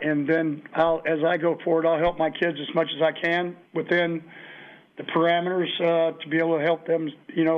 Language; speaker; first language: English; native; English